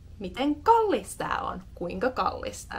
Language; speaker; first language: Finnish; non-native, fluent; English